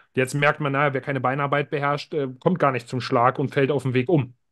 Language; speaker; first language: German; native; German